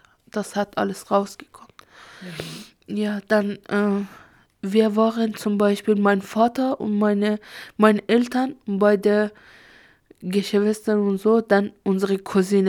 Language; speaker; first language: German; non-native, learner; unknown